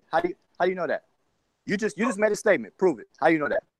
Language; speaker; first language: English; native; English